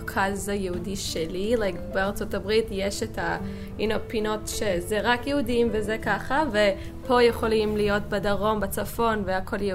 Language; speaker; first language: Hebrew; non-native, learner; English